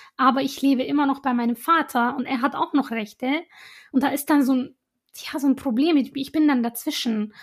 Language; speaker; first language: German; early bilingual, other home language; Arabic